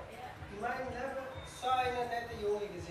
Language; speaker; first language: German; non-native, fluent; Kurdish